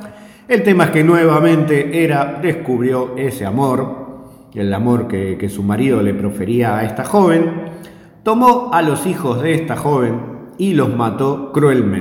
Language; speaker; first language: Spanish; native; Spanish